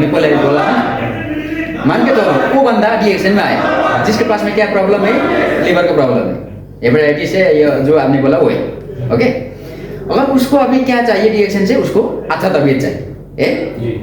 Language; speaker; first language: Hindi; non-native, local second language; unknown